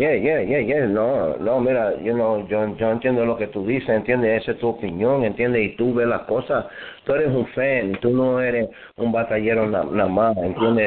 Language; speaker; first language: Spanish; early bilingual, heritage; Spanish